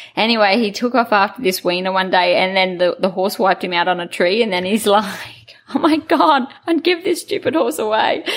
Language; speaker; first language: English; native; English